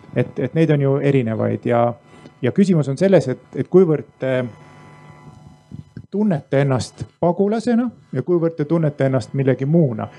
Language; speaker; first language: Estonian; native; Estonian